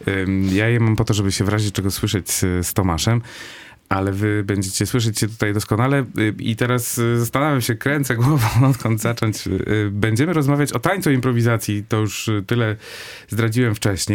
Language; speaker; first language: Polish; native; Polish